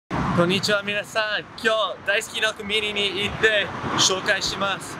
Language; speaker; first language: Japanese; non-native, learner; English